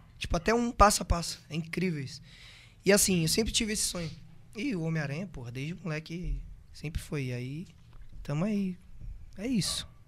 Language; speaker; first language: Portuguese; native; Portuguese